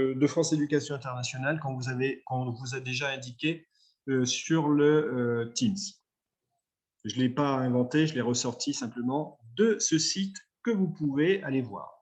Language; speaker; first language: French; native; French